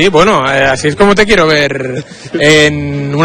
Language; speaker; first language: Spanish; native; Spanish